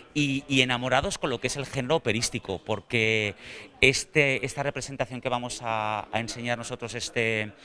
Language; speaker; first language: Spanish; native; Spanish